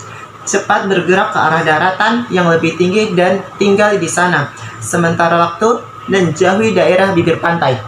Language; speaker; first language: Indonesian; native; Indonesian